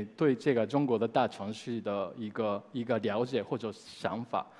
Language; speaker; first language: Chinese; non-native, fluent; Japanese